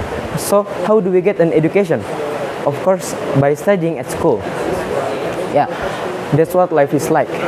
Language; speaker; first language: English; non-native, learner; Indonesian